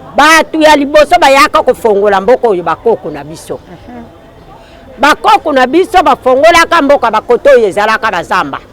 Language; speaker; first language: Lingala; non-native, local second language; Luba-Lulua